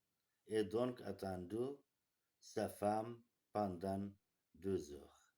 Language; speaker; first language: French; non-native, learner; Kurdish